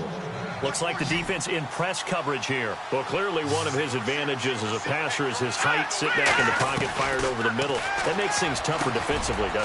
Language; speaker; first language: English; native; English